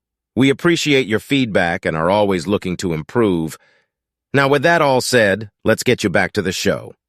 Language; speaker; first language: English; native; English